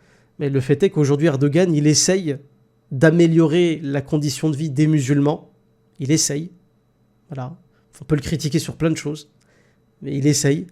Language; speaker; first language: French; native; French